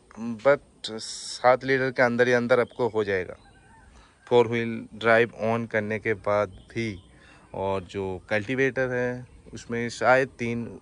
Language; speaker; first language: Hindi; non-native, local second language; Bangla